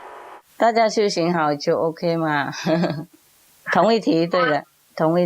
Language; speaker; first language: Chinese; non-native, fluent; Vietnamese